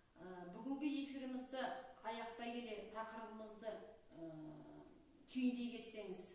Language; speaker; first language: Kazakh; native; Kazakh